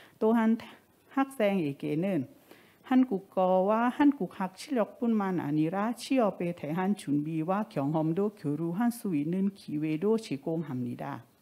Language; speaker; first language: Korean; non-native, fluent; Thai